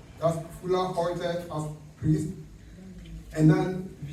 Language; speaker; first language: German; non-native, fluent; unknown